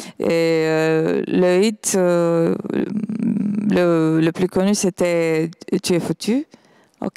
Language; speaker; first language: French; non-native, fluent; Romanian